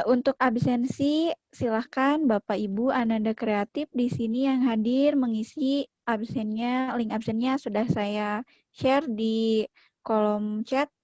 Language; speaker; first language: Indonesian; native; Indonesian